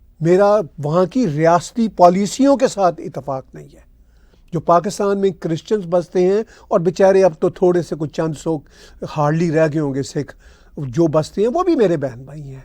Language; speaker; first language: Urdu; non-native, local second language; Punjabi